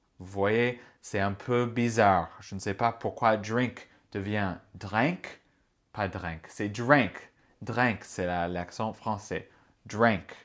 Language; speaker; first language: French; non-native, fluent; English